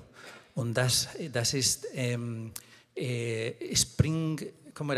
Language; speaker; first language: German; non-native, fluent; Spanish